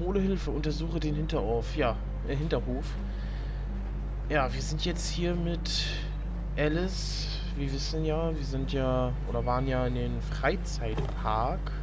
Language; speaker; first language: German; native; German